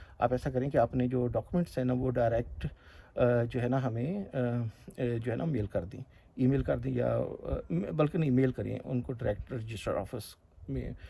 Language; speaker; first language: Urdu; non-native, local second language; Punjabi